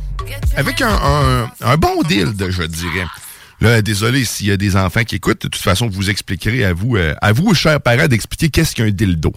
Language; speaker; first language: French; native; French